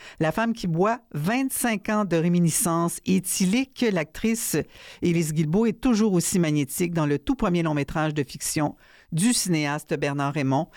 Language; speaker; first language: French; native; French